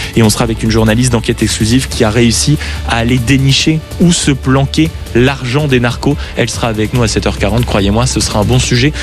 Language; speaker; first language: French; native; French